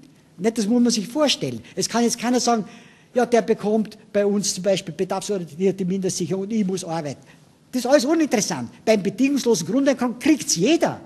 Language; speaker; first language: German; native; German